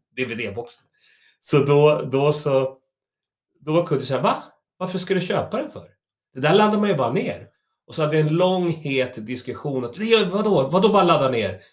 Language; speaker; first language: Swedish; native; Swedish